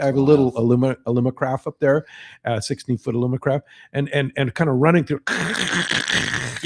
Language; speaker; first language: English; native; English